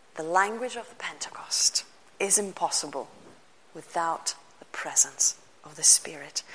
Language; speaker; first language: English; non-native, fluent; Lithuanian